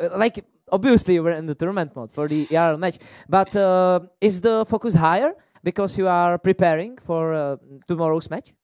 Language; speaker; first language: English; non-native, fluent; Czech